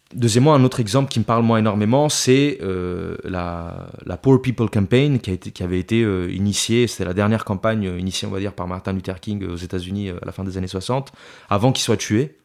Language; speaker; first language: French; non-native, fluent; Italian